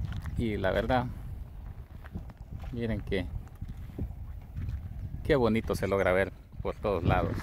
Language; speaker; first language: Spanish; native; Spanish